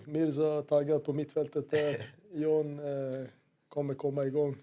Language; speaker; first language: Swedish; native; Swedish